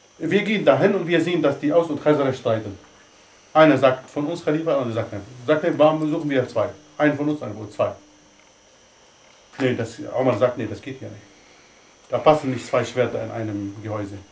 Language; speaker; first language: German; non-native, fluent; Arabic